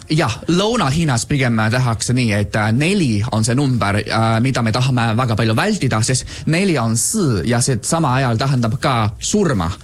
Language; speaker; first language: Estonian; non-native, fluent; Chinese